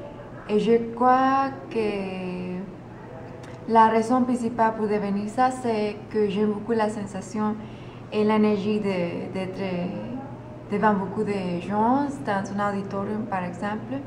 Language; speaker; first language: French; non-native, learner; Spanish